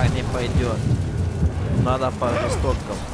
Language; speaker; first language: Russian; non-native, local second language; Romanian